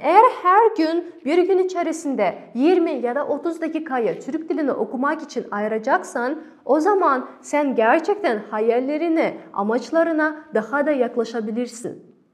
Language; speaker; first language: Turkish; non-native, fluent; Kazakh